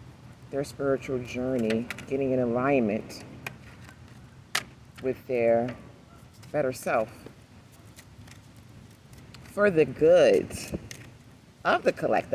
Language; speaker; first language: English; native; English